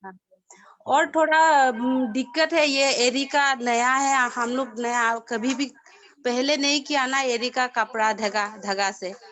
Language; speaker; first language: Hindi; non-native, local second language; Assamese